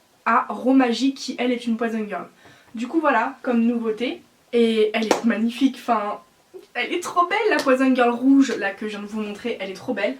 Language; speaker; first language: French; native; French